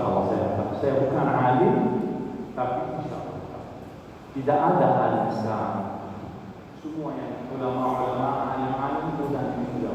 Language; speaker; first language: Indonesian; non-native, learner; Arabic